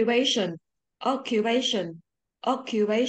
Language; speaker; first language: English; non-native, learner; Vietnamese